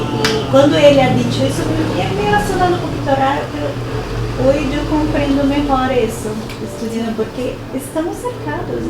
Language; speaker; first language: Spanish; non-native, fluent; Portuguese